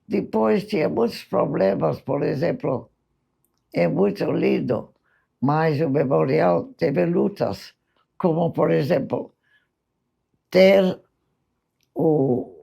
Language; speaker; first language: Portuguese; non-native, fluent; English